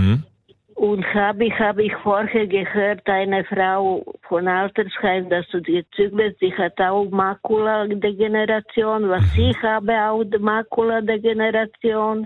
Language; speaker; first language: German; non-native, learner; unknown